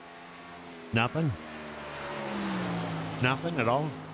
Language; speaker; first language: English; native; English